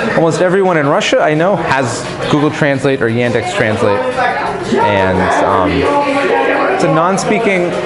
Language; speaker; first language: English; native; English